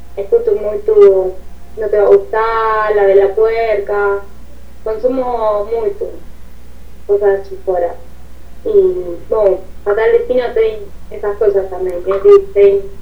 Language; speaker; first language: Portuguese; non-native, learner; Spanish